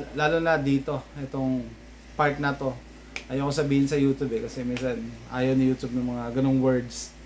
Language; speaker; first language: Filipino; native; Filipino